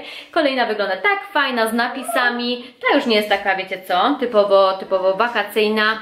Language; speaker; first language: Polish; native; Polish